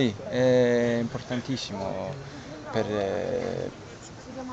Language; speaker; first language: Italian; non-native, learner; Danish